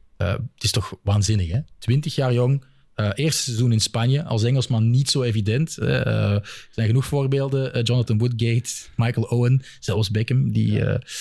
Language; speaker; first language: Dutch; native; Dutch